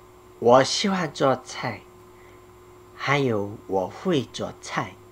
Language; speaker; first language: Chinese; non-native, learner; Korean